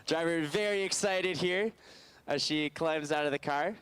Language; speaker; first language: English; native; English